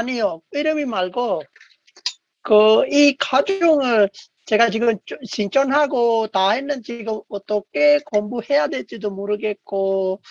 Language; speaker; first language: Korean; non-native, learner; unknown